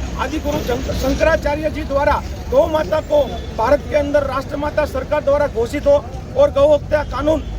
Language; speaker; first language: Hindi; non-native, local second language; Gujarati